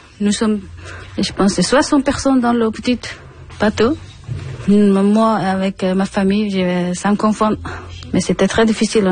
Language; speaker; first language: French; non-native, learner; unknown